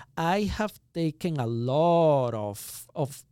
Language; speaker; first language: English; non-native, fluent; Spanish